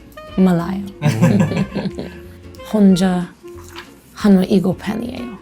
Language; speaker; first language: Korean; non-native, learner; English